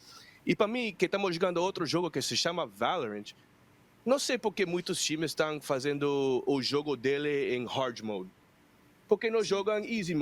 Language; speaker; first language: Portuguese; non-native, fluent; Spanish